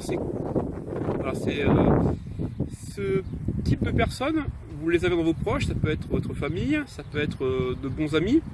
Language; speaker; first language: French; native; French